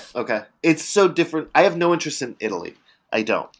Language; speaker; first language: English; early bilingual, other home language; Italian